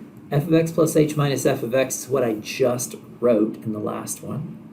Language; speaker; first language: English; native; English